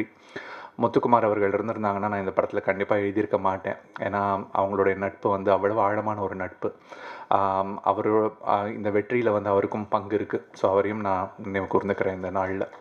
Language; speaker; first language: Tamil; native; Tamil